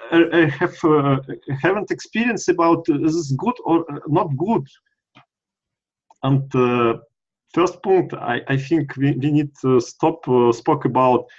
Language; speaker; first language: English; non-native, learner; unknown